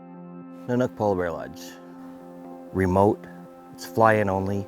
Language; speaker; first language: English; native; English